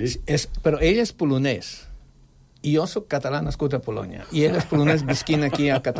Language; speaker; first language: Catalan; non-native, fluent; Polish